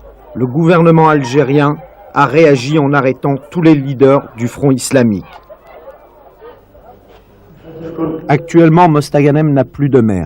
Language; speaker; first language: French; native; French